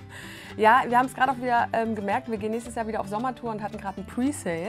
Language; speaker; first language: German; native; German